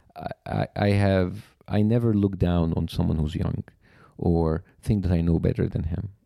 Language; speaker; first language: English; non-native, fluent; Arabic